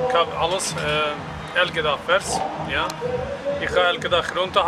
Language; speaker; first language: Dutch; non-native, learner; Turkish